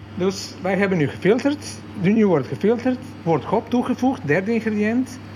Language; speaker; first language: Dutch; non-native, fluent; Croatian